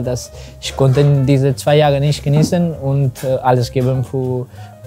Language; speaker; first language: German; non-native, learner; Spanish